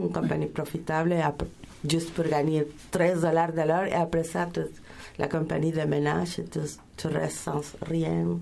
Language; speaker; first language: French; non-native, fluent; Spanish